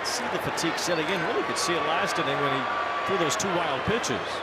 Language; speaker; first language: English; native; English